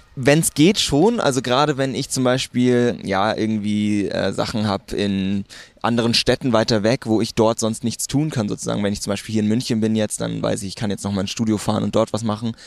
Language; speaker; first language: German; native; German